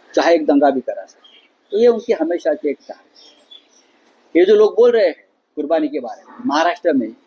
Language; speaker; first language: Hindi; non-native, local second language; Marathi